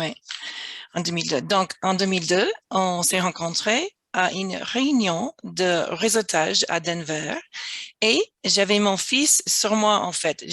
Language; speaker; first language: French; non-native, fluent; English